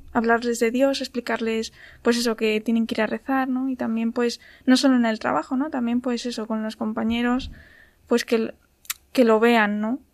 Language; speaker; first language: Spanish; native; Spanish